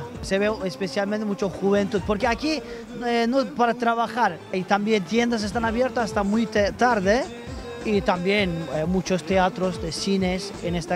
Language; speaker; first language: Spanish; non-native, fluent; Turkish